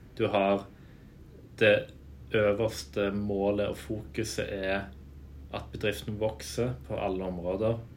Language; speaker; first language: Norwegian; native; Norwegian